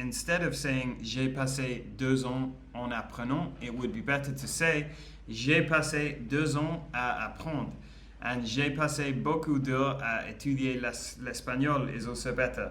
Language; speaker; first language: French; non-native, learner; English